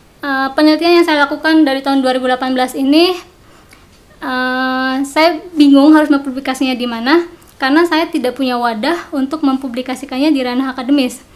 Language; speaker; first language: Indonesian; non-native, local second language; Sundanese